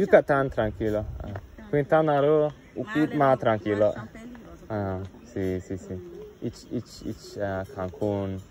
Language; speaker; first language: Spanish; non-native, learner; English